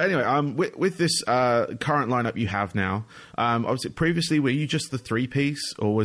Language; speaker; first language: English; native; English